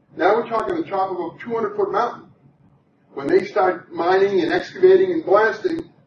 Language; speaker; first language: English; native; English